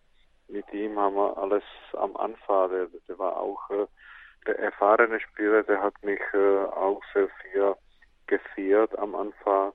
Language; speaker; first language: German; non-native, fluent; Czech